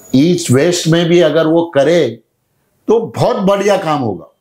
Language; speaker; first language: Hindi; non-native, local second language; Urdu